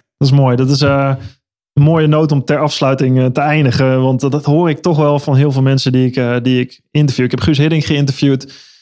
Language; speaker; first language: Dutch; native; Dutch